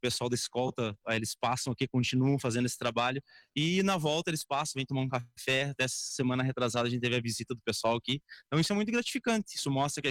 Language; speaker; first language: Portuguese; native; Portuguese